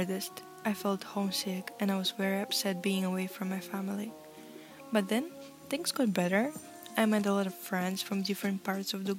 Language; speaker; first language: English; non-native, fluent; Russian